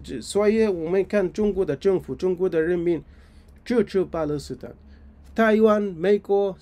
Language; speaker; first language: Chinese; non-native, fluent; Arabic